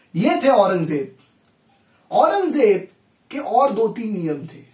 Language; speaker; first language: Hindi; non-native, local second language; Marathi